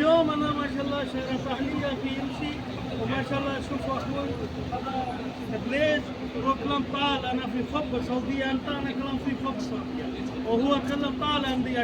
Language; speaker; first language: Arabic; non-native, learner; Urdu